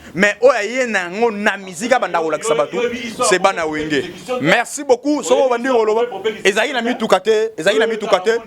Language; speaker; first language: Lingala; native; Lingala